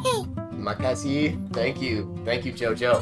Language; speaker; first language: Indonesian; non-native, learner; English